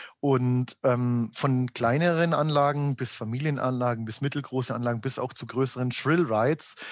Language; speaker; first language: German; native; German